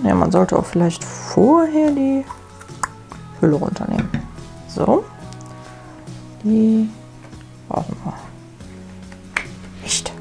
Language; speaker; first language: German; native; German